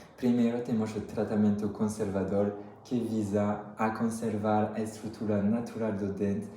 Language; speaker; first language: Portuguese; non-native, fluent; French